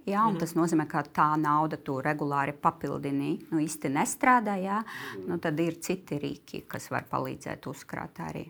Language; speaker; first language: Latvian; non-native, local second language; Russian